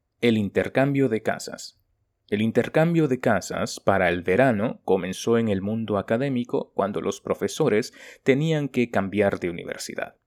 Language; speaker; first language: Spanish; non-native, fluent; Chinese